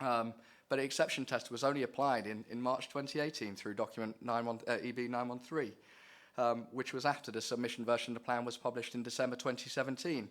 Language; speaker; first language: English; native; English